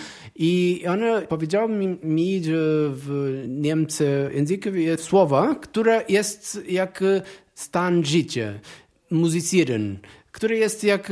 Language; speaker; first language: Polish; non-native, learner; Portuguese